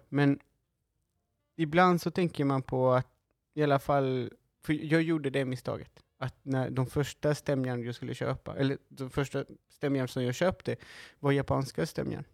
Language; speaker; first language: Swedish; non-native, fluent; Spanish